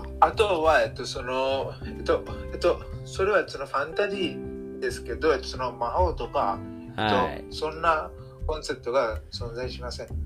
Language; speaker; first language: Japanese; non-native, learner; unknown